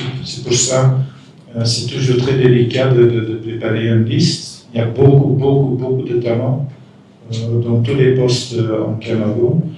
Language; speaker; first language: French; non-native, fluent; Dutch